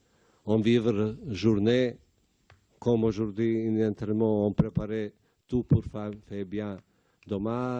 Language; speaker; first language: French; non-native, learner; Bosnian